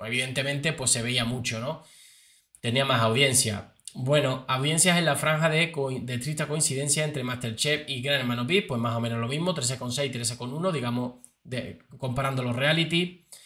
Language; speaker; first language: Spanish; native; Spanish